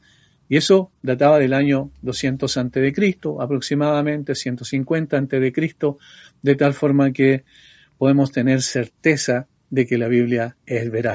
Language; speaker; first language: Spanish; native; Spanish